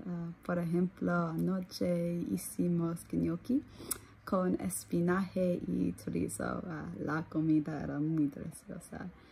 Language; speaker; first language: Spanish; non-native, learner; English